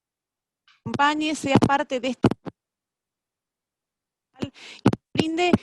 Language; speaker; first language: Spanish; native; Spanish